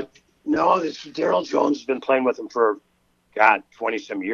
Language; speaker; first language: English; native; English